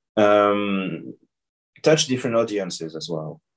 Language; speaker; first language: English; non-native, fluent; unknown